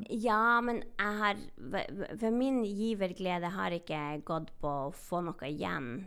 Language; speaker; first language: Norwegian; native; Norwegian